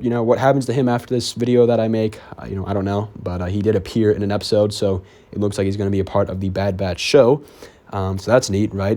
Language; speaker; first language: English; native; English